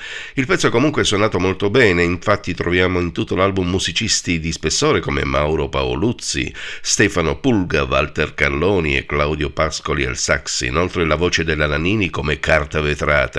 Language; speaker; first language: Italian; native; Italian